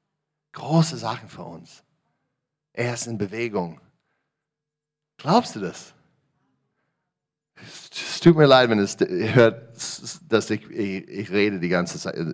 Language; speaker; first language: German; non-native, learner; English